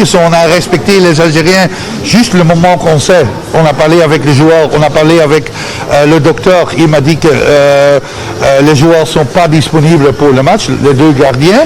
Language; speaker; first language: French; non-native, fluent; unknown